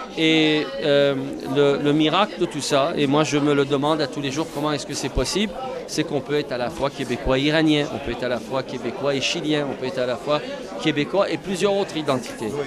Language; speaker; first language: French; non-native, fluent; Persian